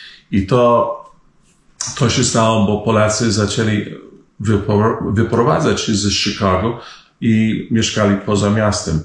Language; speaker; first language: Polish; early bilingual, heritage; Polish